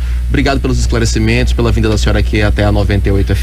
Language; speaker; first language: Portuguese; native; Portuguese